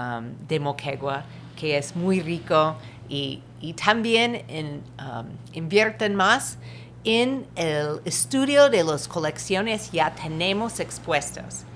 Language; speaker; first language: Spanish; non-native, fluent; English